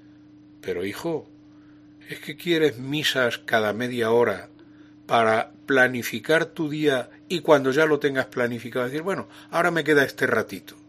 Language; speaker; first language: Spanish; native; Spanish